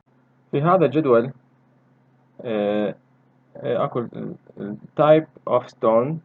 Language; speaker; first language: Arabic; native; Arabic